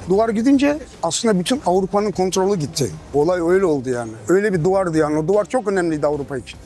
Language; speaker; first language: Turkish; early bilingual, heritage; Turkish